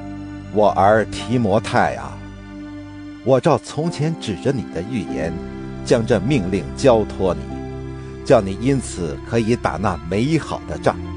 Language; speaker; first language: Chinese; native; Chinese